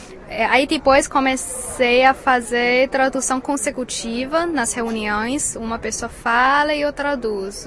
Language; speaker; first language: Portuguese; non-native, fluent; Chinese